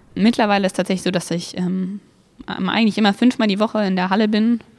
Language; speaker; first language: German; native; German